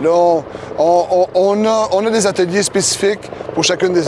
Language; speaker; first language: French; native; French